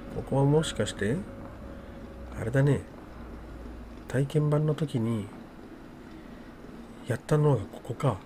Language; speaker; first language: Japanese; native; Japanese